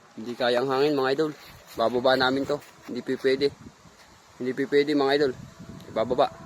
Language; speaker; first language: Filipino; native; Filipino